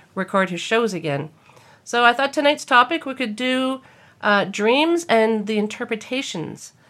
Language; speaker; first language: English; native; English